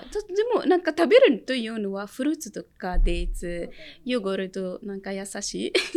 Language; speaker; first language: Japanese; non-native, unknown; Arabic